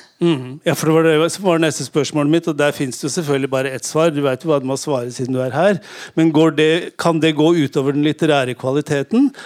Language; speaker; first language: Norwegian; native; Norwegian